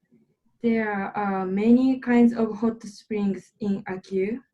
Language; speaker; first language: English; non-native, learner; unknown